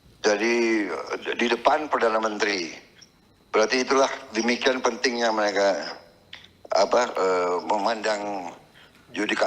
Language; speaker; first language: Indonesian; native; Indonesian